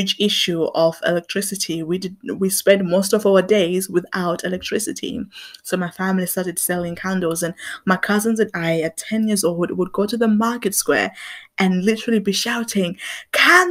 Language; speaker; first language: English; non-native, local second language; Shona